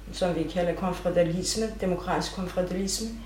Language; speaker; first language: Danish; non-native, fluent; Kurdish